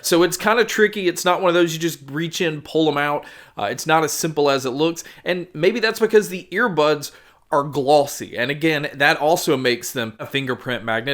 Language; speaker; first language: English; native; English